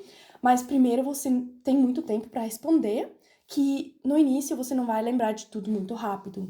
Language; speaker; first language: Portuguese; non-native, fluent; German